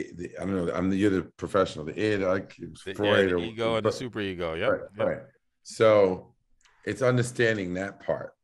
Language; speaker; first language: English; native; English